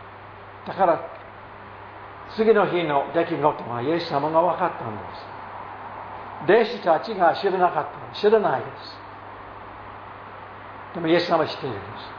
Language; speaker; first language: Japanese; non-native, fluent; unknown